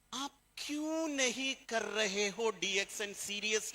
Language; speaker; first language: Hindi; non-native, fluent; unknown